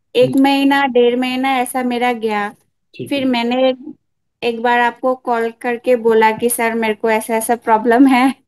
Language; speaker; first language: Hindi; non-native, local second language; Assamese